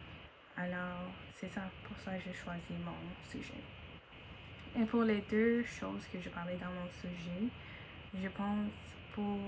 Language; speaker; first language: French; non-native, learner; English